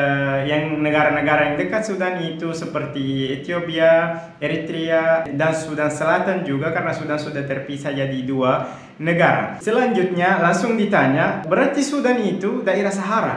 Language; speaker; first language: Indonesian; non-native, fluent; Arabic